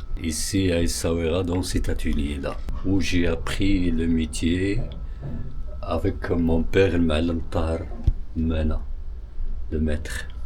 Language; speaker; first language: French; non-native, local second language; Arabic